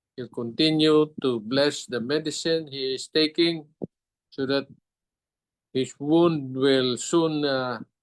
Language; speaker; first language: English; non-native, local second language; Filipino